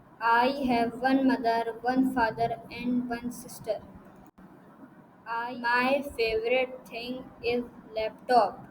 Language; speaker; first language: English; non-native, learner; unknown